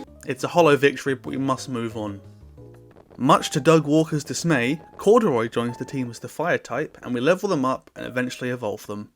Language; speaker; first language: English; native; English